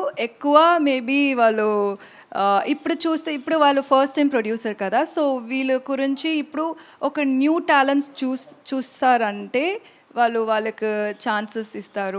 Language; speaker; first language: Telugu; non-native, learner; Tamil